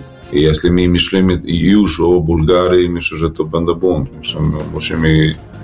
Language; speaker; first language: Polish; non-native, learner; Serbian